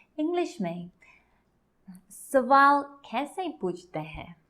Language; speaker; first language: Hindi; non-native, learner; English